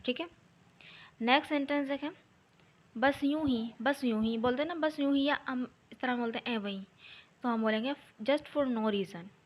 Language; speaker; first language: Urdu; native; Urdu